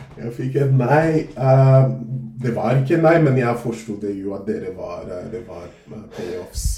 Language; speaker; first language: Norwegian; non-native, fluent; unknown